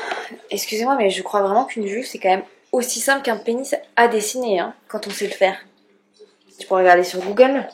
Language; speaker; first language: French; native; French